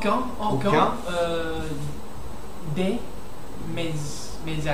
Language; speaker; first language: French; non-native, learner; English